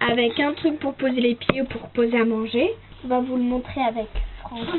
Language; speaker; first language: French; native; French